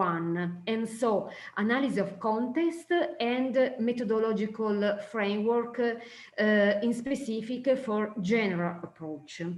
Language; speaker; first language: English; non-native, fluent; Italian